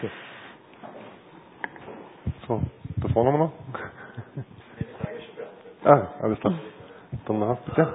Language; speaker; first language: German; native; German